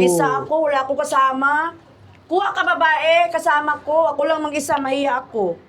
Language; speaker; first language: Filipino; non-native, local second language; Cebuano